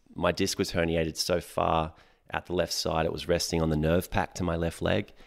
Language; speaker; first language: English; native; English